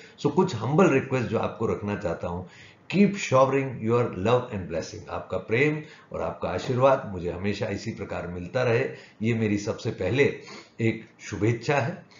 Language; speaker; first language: Hindi; native; Hindi